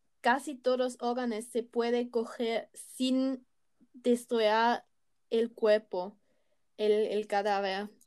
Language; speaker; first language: Spanish; non-native, learner; German